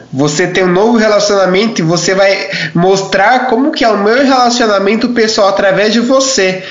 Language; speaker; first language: Portuguese; native; Portuguese